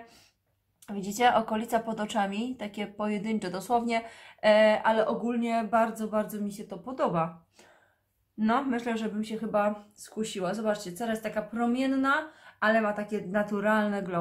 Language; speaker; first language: Polish; native; Polish